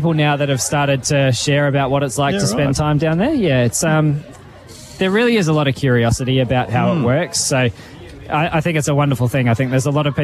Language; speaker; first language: English; native; English